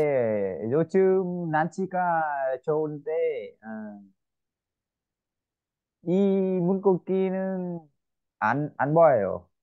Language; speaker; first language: Korean; non-native, learner; Vietnamese